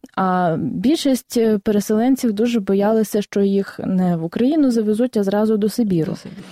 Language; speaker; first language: Ukrainian; native; Ukrainian